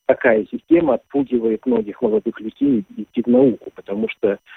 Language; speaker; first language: Russian; native; Russian